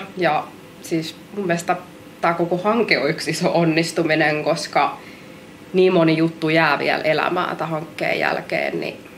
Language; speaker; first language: Finnish; native; Finnish